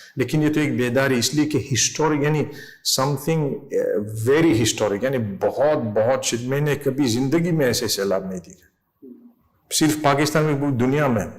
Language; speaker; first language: Urdu; non-native, fluent; English